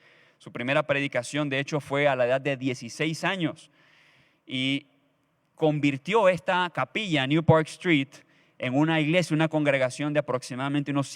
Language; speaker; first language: Spanish; native; Spanish